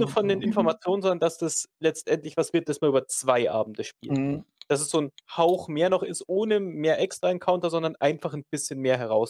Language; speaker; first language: German; native; German